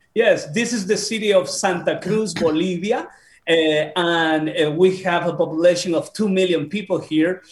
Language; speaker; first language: English; non-native, fluent; Spanish